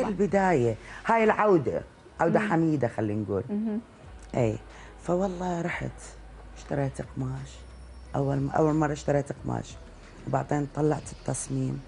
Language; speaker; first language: Arabic; native; Arabic